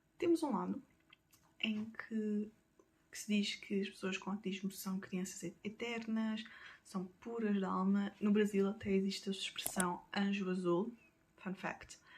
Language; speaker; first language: Portuguese; native; Portuguese